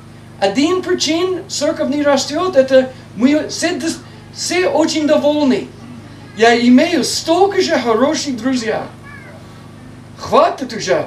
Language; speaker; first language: Russian; non-native, learner; English